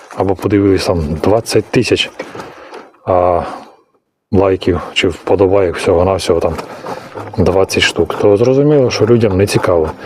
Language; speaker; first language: Ukrainian; native; Ukrainian